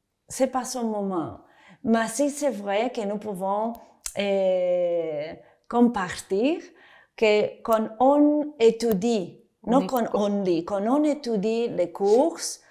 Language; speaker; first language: French; non-native, fluent; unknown